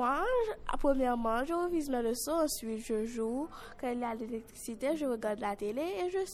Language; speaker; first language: French; non-native, local second language; Haitian Creole